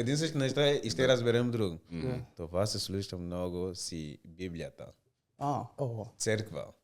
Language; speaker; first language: Bulgarian; non-native, learner; Portuguese